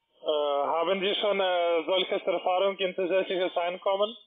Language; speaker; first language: German; non-native, learner; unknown